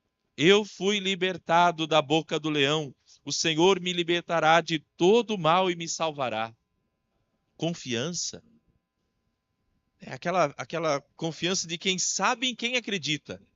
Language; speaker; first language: Portuguese; native; Portuguese